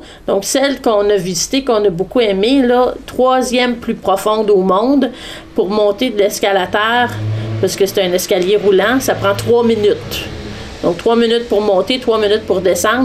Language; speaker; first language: French; native; French